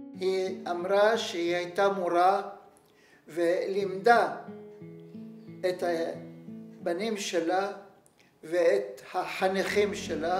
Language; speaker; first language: Hebrew; non-native, fluent; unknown